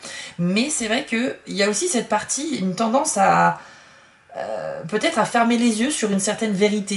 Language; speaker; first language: French; native; French